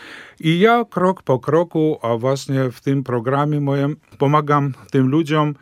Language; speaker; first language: Polish; non-native, fluent; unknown